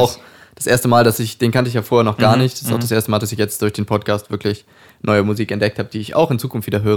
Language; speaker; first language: German; native; German